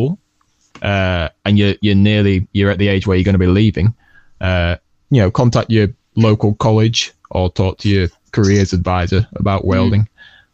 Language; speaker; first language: English; native; English